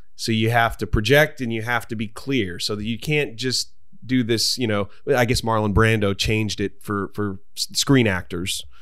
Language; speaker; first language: English; native; English